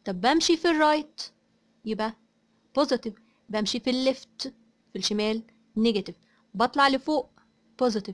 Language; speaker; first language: Arabic; native; Arabic